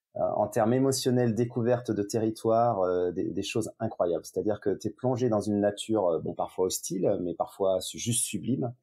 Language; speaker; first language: French; native; French